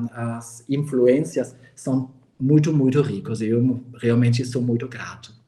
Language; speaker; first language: Portuguese; non-native, fluent; German